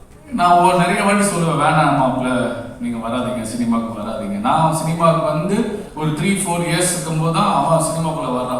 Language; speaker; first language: Tamil; native; Tamil